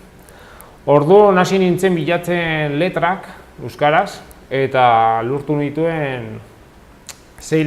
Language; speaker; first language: Basque; non-native, local second language; Spanish